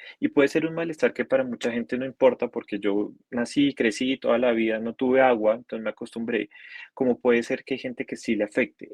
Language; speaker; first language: Spanish; native; Spanish